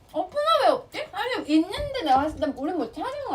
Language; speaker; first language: Korean; non-native, fluent; Thai